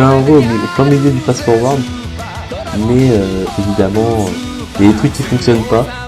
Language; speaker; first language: French; native; French